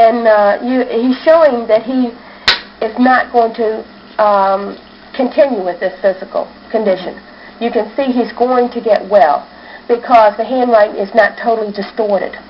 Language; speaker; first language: English; native; English